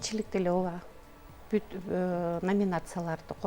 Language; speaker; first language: Kyrgyz; native; Kyrgyz